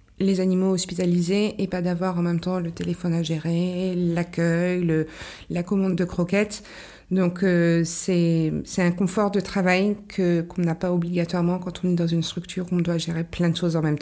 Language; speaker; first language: French; native; French